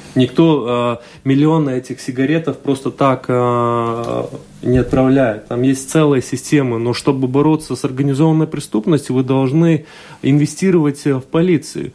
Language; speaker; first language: Russian; non-native, local second language; Latvian